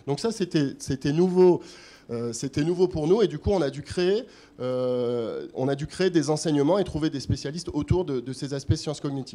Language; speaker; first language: French; native; French